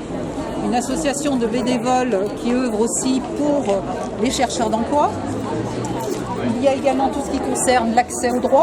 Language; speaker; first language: French; native; French